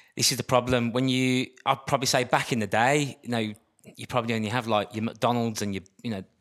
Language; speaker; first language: English; native; English